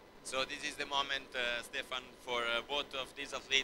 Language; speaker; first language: English; non-native, fluent; Italian